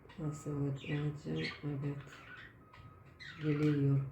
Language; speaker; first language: Turkish; non-native, learner; Russian